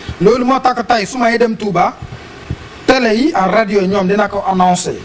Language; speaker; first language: Wolof; non-native, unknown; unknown